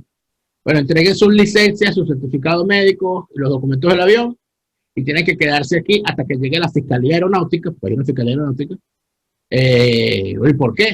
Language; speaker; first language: Spanish; native; Spanish